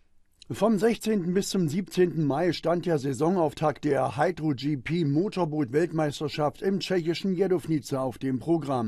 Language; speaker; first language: German; native; German